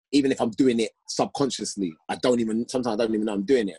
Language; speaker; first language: English; native; English